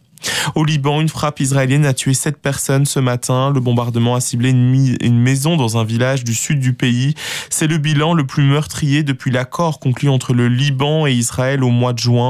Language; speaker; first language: French; native; French